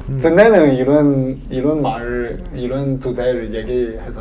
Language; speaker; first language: Korean; non-native, learner; Chinese